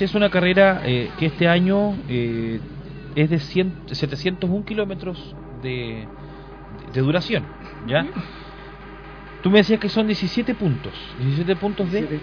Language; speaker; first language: Spanish; native; Spanish